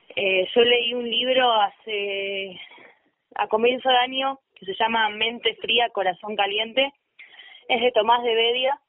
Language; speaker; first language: Spanish; native; Spanish